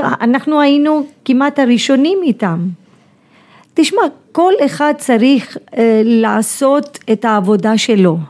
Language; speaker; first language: Hebrew; native; Hebrew